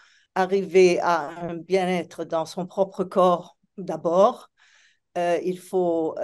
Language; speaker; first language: French; non-native, fluent; Italian